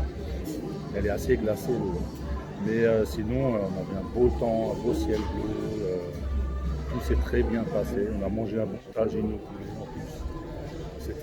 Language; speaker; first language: French; native; French